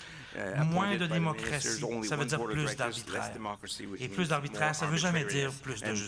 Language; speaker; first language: French; native; French